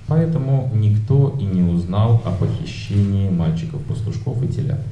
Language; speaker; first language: Russian; native; Russian